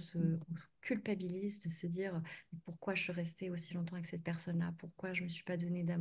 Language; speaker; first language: French; native; French